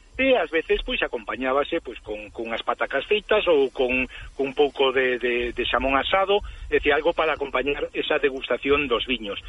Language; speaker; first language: Galician; native; Galician